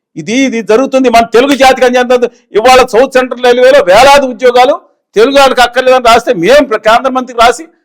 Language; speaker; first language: Telugu; native; Telugu